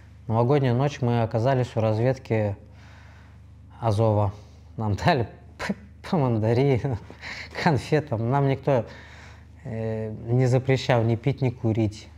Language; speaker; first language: Russian; native; Russian